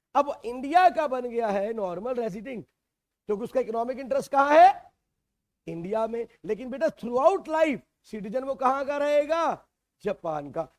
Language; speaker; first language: Hindi; native; Hindi